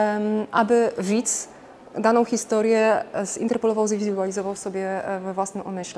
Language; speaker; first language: Polish; native; Polish